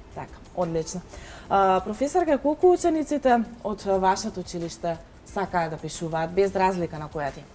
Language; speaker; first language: Macedonian; native; Macedonian